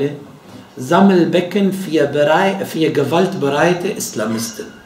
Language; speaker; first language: German; non-native, fluent; Arabic